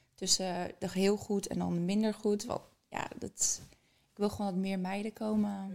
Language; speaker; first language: Dutch; early bilingual, other home language; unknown